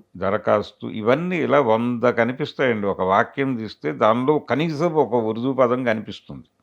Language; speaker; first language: Telugu; native; Telugu